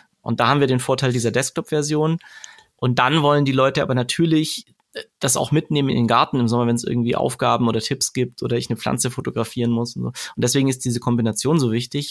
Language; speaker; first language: German; native; German